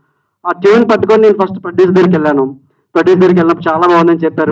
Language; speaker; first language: Telugu; native; Telugu